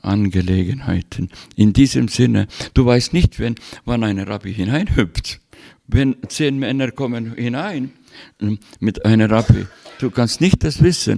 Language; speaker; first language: German; non-native, fluent; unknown